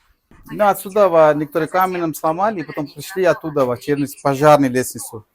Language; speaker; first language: Russian; non-native, learner; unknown